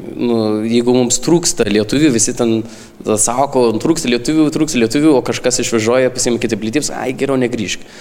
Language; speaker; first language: Lithuanian; early bilingual, heritage; Lithuanian